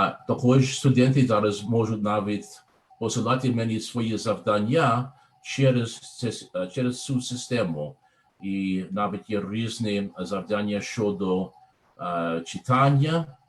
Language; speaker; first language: Ukrainian; non-native, learner; English